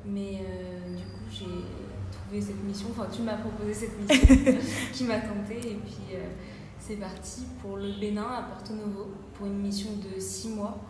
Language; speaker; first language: French; native; French